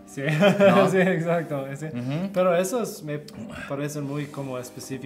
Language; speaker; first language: Spanish; non-native, learner; English